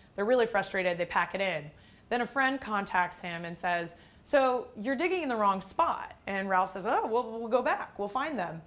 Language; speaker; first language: English; native; English